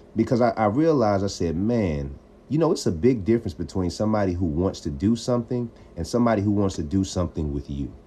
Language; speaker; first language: English; native; English